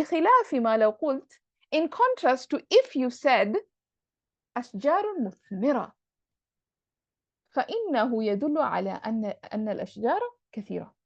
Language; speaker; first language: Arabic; non-native, fluent; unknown